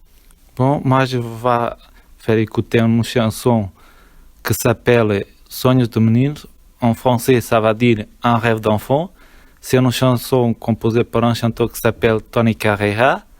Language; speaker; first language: French; non-native, learner; Portuguese